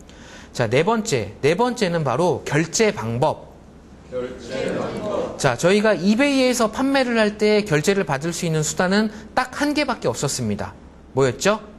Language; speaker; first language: Korean; native; Korean